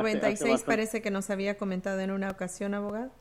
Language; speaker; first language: Spanish; native; Spanish